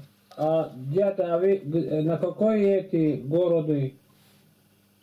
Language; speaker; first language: Russian; non-native, learner; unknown